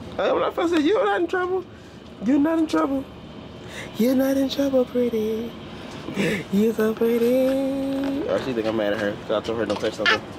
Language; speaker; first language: English; native; English